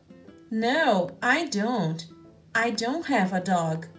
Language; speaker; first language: English; non-native, fluent; Portuguese